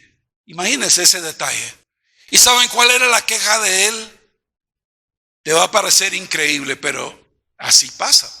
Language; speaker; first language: Spanish; native; Spanish